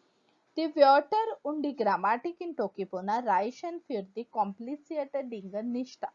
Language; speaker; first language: German; non-native, fluent; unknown